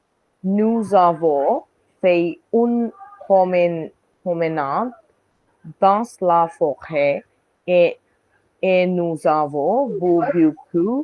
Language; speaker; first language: French; non-native, learner; Bangla